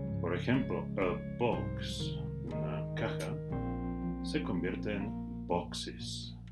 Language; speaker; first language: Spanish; non-native, fluent; English